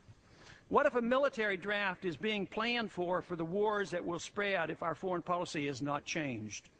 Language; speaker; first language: English; native; English